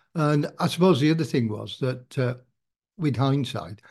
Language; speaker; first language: English; native; English